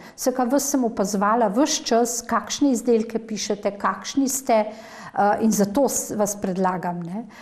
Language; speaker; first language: Slovenian; native; Slovenian